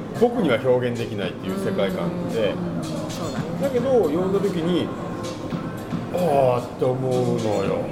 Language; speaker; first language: Japanese; native; Japanese